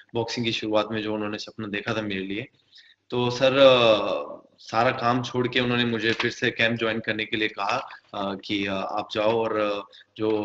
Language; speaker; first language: Hindi; native; Hindi